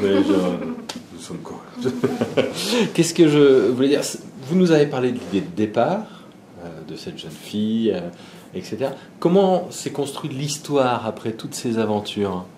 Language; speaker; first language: French; native; French